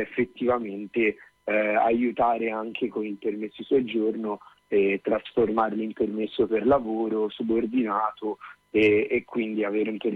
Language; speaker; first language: Italian; native; Italian